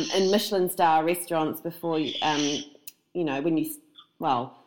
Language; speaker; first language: English; native; English